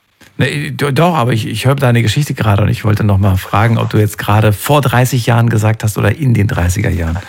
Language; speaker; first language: German; native; German